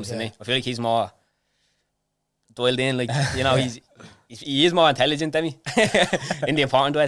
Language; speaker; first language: English; native; English